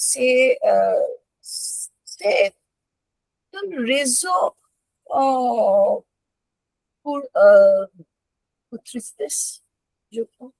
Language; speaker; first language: French; non-native, learner; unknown